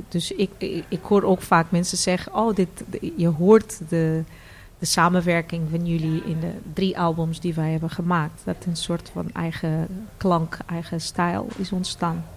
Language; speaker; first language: Dutch; non-native, fluent; Portuguese